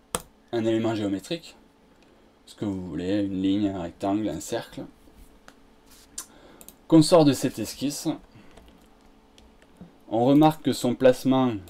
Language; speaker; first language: French; native; French